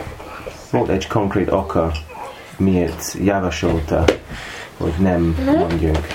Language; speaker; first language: Hungarian; non-native, learner; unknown